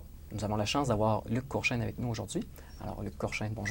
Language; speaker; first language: French; native; French